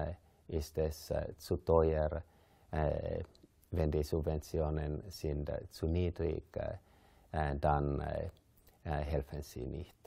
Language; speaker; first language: German; non-native, fluent; Finnish